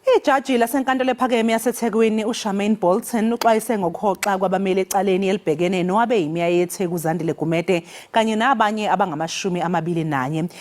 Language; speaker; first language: Zulu; native; Zulu